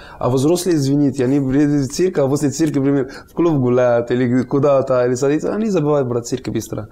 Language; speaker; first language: Russian; non-native, learner; Arabic